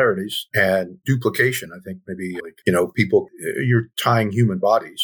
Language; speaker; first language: English; native; English